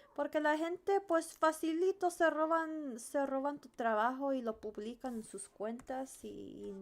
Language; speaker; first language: Spanish; early bilingual, heritage; Spanish